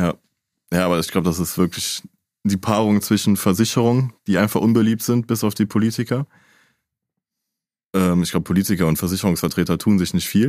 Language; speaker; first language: German; native; German